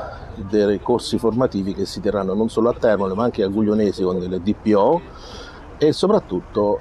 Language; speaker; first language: Italian; native; Italian